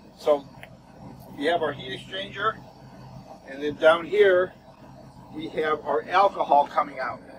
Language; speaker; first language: English; native; English